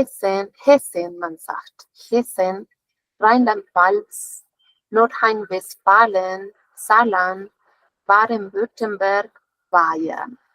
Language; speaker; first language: German; non-native, fluent; Spanish